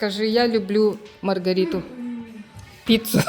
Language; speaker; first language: Russian; native; Russian